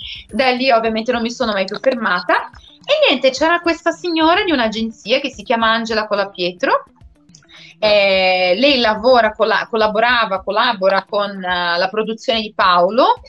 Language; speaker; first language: Italian; non-native, fluent; Portuguese